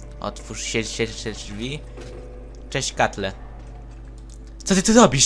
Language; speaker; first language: Polish; native; Polish